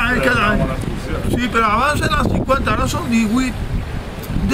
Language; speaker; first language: Catalan; non-native, local second language; Spanish